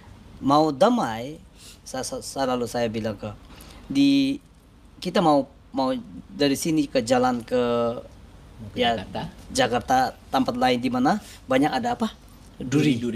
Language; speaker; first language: Indonesian; non-native, learner; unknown